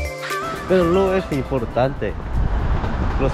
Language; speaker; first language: Spanish; non-native, learner; Korean